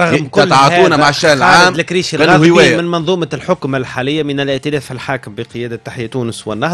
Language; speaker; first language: Arabic; native; Arabic